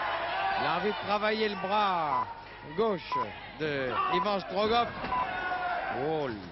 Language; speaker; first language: French; native; French